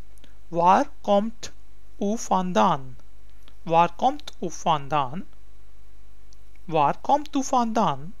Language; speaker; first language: Dutch; non-native, learner; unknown